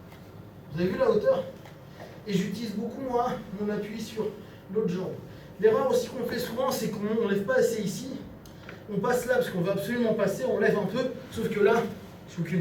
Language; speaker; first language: French; native; French